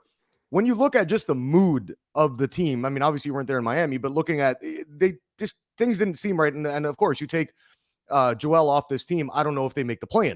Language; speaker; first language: English; native; English